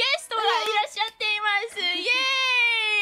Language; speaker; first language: Japanese; native; Japanese